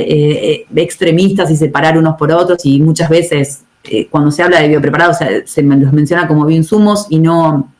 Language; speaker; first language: Spanish; native; Spanish